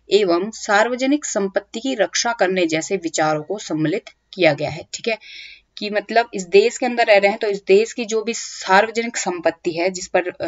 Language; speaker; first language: Hindi; native; Hindi